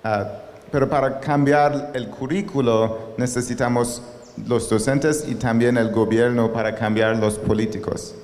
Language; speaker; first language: Spanish; non-native, learner; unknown